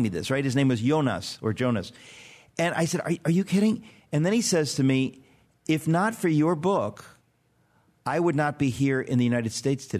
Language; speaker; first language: English; native; English